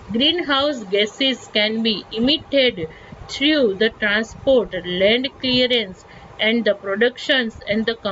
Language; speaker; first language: English; non-native, local second language; Gujarati